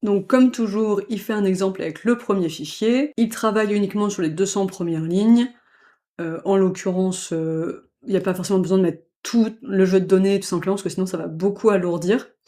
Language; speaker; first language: French; native; French